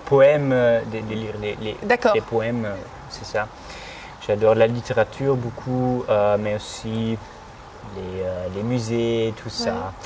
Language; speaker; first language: French; non-native, fluent; German